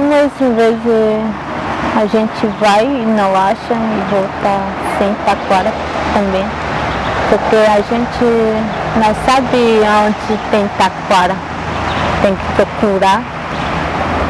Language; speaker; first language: Portuguese; non-native, local second language; Guarani